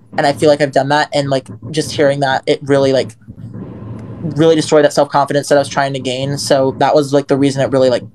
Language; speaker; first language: English; native; English